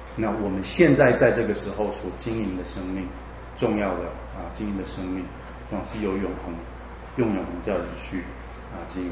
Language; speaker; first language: Chinese; native; Chinese